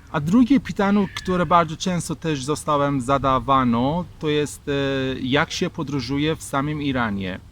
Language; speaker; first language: Polish; non-native, fluent; Persian